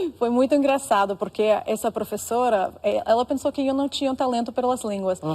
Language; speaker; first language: Portuguese; non-native, fluent; Russian